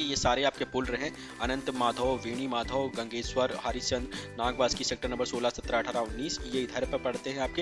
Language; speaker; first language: Hindi; native; Hindi